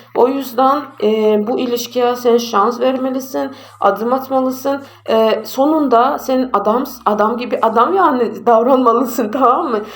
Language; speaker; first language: Turkish; non-native, fluent; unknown